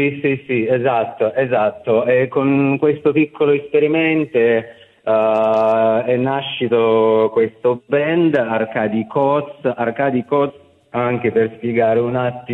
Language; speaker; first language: Italian; non-native, fluent; Russian